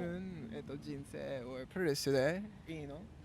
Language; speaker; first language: Japanese; non-native, learner; English